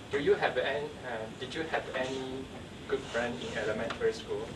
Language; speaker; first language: English; non-native, learner; Chinese